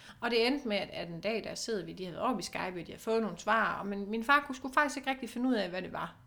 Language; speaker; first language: Danish; native; Danish